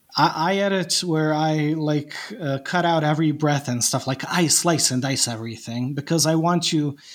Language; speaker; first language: English; non-native, fluent; Bosnian